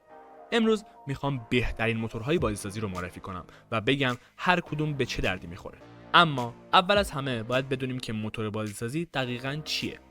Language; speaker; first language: Persian; native; Persian